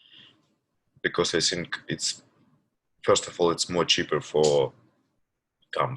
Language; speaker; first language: English; non-native, learner; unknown